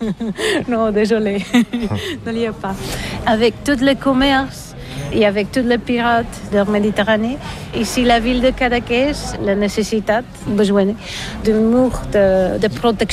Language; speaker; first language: French; non-native, learner; Catalan